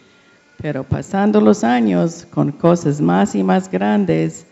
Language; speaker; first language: Spanish; non-native, learner; English